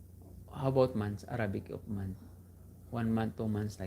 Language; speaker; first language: English; non-native, local second language; Filipino